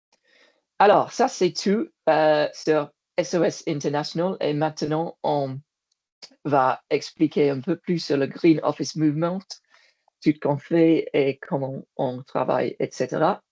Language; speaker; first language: French; non-native, learner; English